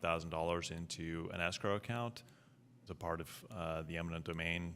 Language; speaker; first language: English; native; English